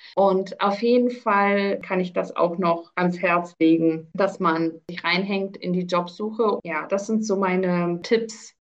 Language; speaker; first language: German; early bilingual, other home language; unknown